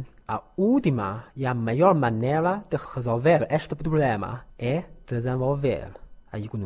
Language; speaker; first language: Portuguese; non-native, learner; Chinese